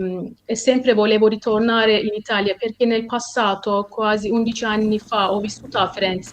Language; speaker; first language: Italian; non-native, fluent; Turkish